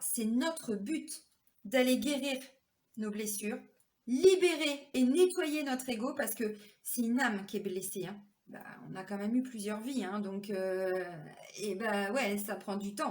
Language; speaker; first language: French; native; French